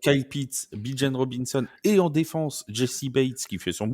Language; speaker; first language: French; native; French